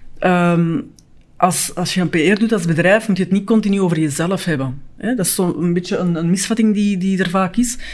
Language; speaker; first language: Dutch; native; Dutch